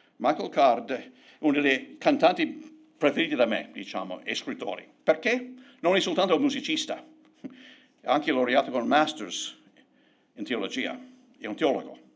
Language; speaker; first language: Italian; non-native, fluent; English